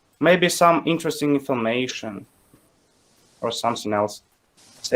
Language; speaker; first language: English; non-native, learner; Ukrainian